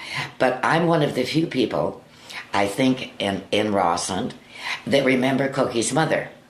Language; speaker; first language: English; native; English